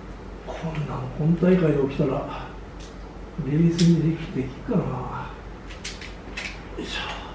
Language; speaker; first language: Japanese; native; Japanese